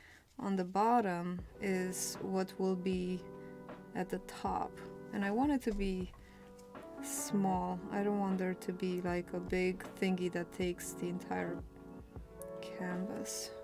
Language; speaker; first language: English; non-native, fluent; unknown